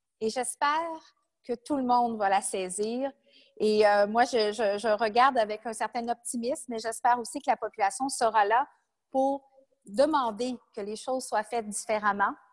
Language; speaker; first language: French; native; French